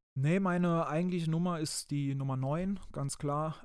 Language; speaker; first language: German; native; German